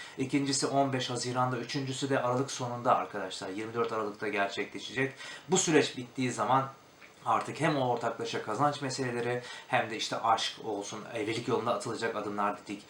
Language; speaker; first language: Turkish; native; Turkish